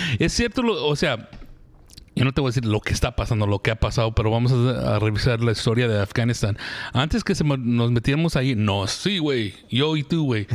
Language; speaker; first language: Spanish; early bilingual, heritage; Spanish